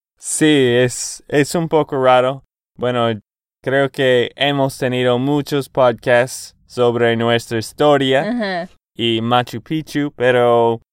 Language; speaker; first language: Spanish; non-native, fluent; English